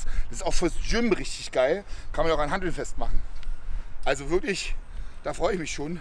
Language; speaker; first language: German; native; German